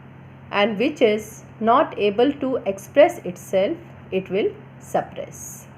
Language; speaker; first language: English; non-native, local second language; Gujarati